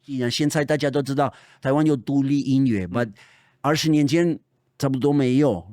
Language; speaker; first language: Chinese; non-native, fluent; Spanish